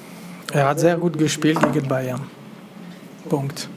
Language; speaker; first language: German; non-native, local second language; French